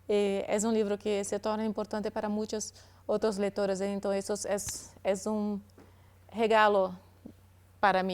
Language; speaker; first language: Spanish; non-native, learner; Portuguese